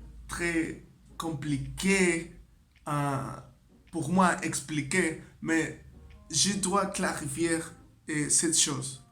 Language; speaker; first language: French; non-native, learner; Spanish